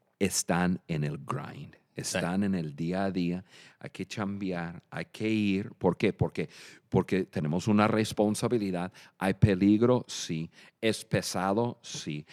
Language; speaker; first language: Spanish; non-native, fluent; English